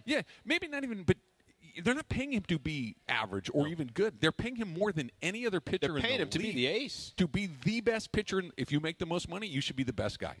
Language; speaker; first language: English; native; English